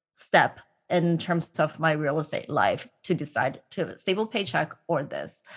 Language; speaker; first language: English; non-native, local second language; Cantonese